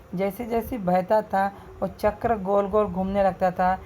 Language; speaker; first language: Hindi; non-native, local second language; Marathi